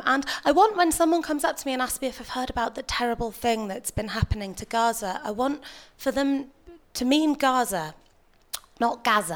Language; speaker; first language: English; native; English